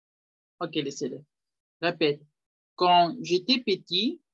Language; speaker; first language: French; non-native, fluent; Spanish